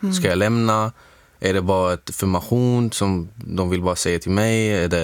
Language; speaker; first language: Swedish; non-native, fluent; Arabic